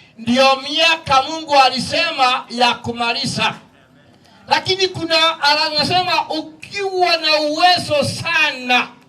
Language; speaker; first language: Swahili; non-native, local second language; Gusii